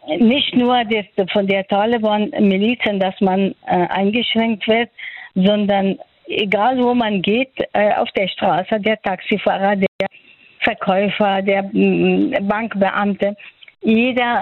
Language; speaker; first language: German; non-native, fluent; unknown